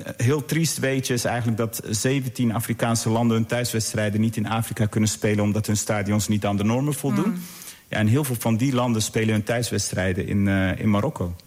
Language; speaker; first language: Dutch; early bilingual, other home language; Arabic